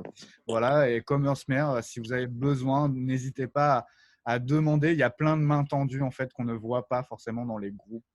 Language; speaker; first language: French; native; French